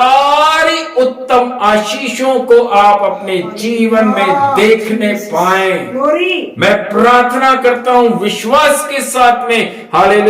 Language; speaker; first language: Hindi; native; Hindi